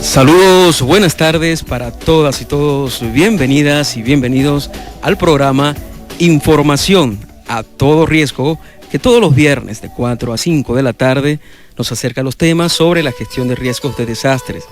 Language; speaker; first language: Spanish; native; Spanish